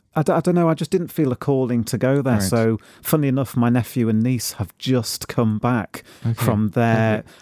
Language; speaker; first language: English; native; English